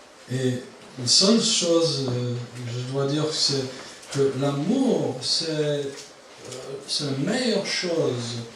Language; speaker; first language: French; non-native, fluent; English